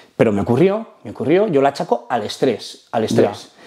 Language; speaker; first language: Spanish; non-native, fluent; Arabic